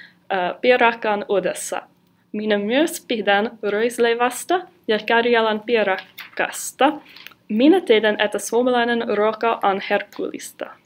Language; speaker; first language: Finnish; non-native, learner; English